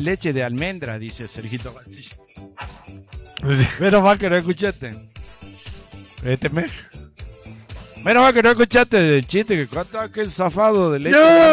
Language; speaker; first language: Spanish; native; Spanish